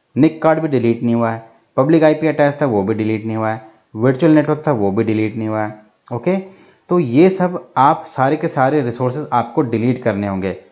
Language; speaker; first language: Hindi; native; Hindi